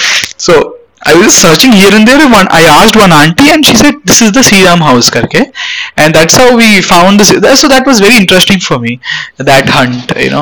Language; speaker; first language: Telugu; non-native, local second language; Hindi